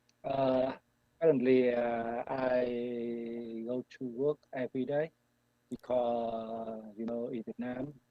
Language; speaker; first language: English; non-native, learner; Vietnamese